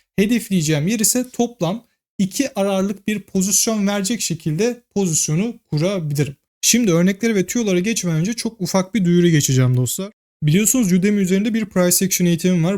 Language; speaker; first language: Turkish; native; Turkish